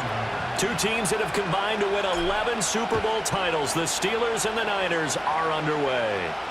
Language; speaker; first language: English; native; English